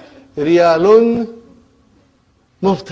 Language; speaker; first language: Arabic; non-native, fluent; English